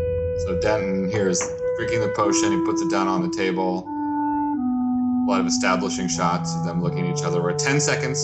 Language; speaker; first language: English; native; English